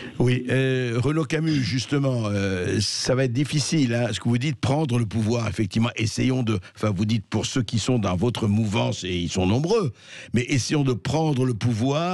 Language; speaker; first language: French; native; French